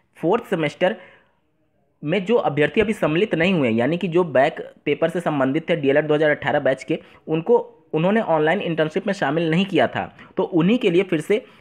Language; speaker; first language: Hindi; native; Hindi